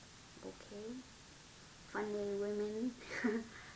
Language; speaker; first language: English; non-native, learner; Vietnamese